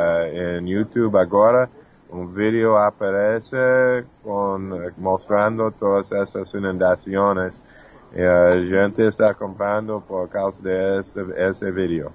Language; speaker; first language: Portuguese; non-native, fluent; English